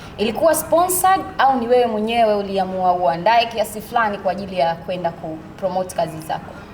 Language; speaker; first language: Swahili; native; Swahili